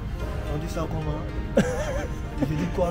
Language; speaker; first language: French; native; French